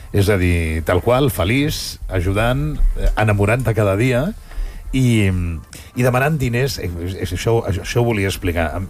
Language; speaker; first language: Catalan; native; Catalan